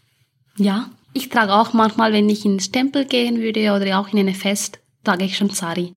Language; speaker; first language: German; early bilingual, other home language; Tamil